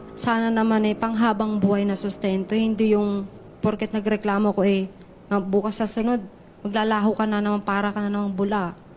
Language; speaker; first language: Filipino; native; Filipino